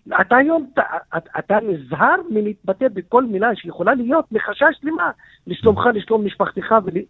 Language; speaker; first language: Hebrew; non-native, local second language; Arabic